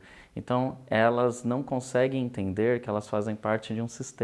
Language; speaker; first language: Portuguese; native; Portuguese